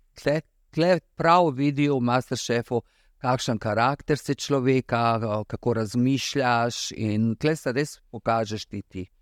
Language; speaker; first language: Slovenian; early bilingual, other home language; Serbian